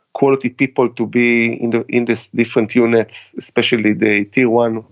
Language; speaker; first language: English; non-native, fluent; Hebrew